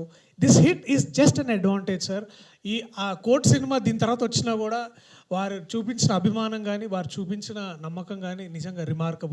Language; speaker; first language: Telugu; native; Telugu